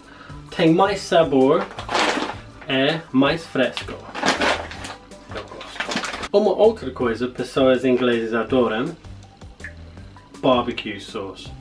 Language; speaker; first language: Portuguese; non-native, learner; English